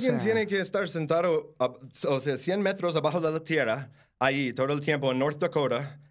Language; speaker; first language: Spanish; non-native, fluent; English